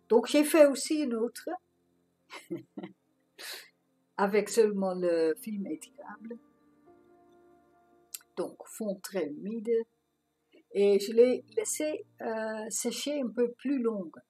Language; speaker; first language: French; non-native, fluent; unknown